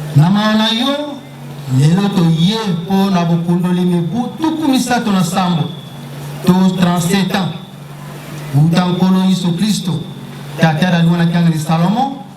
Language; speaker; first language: Lingala; non-native, local second language; Kongo